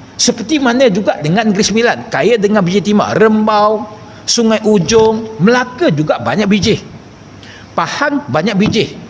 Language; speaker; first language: Malay; non-native, local second language; Chinese